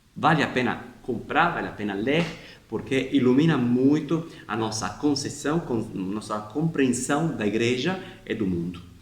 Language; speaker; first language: Portuguese; non-native, fluent; Italian